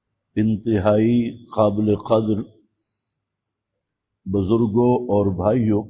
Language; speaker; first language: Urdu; non-native, local second language; Punjabi